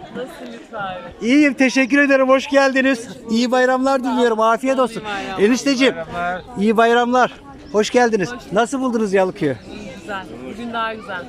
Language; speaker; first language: Turkish; native; Turkish